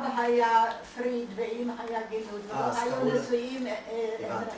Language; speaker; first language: Hebrew; non-native, fluent; Hungarian